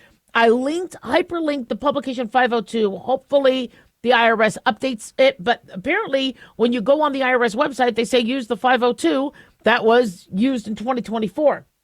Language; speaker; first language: English; native; English